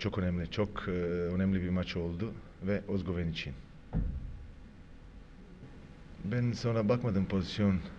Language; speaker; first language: Turkish; non-native, fluent; Croatian